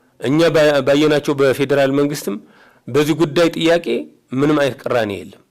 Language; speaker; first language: Amharic; native; Amharic